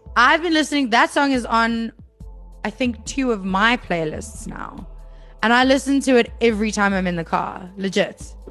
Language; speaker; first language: English; native; English